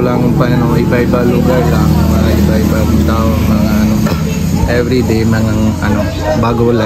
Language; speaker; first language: Filipino; non-native, learner; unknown